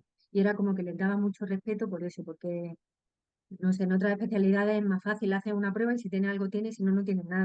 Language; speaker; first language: Spanish; native; Spanish